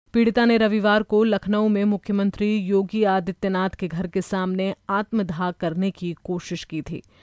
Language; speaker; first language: Hindi; native; Hindi